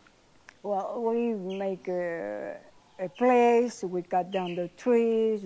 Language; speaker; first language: English; non-native, learner; Spanish